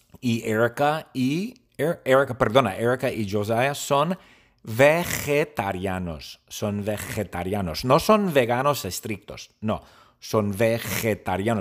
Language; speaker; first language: Spanish; non-native, learner; English